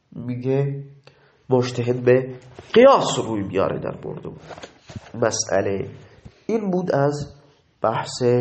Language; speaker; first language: Persian; non-native, local second language; Baluchi